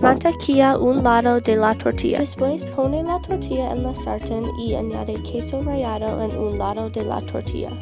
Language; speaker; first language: Spanish; non-native, learner; English